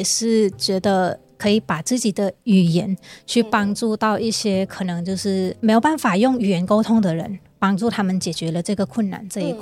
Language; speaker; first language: Chinese; native; Chinese